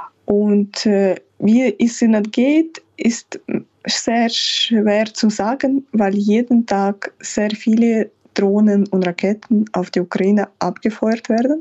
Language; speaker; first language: German; non-native, fluent; Ukrainian